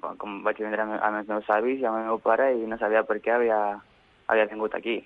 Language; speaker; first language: Catalan; early bilingual, other home language; Spanish